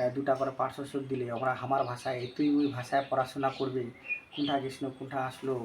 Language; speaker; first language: Bangla; non-native, local second language; Rangpuri